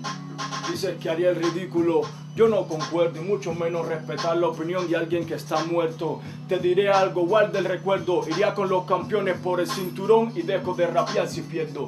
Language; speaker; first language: Spanish; native; Spanish